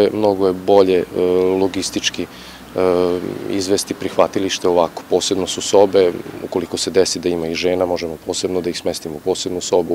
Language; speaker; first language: Serbian; native; Serbian